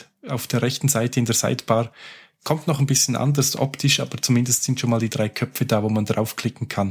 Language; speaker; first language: German; native; German